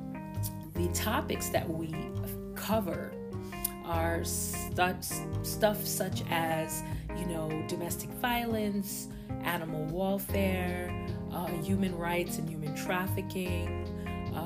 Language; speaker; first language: English; native; English